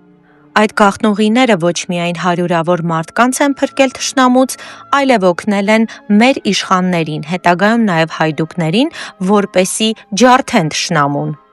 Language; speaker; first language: Armenian; native; Armenian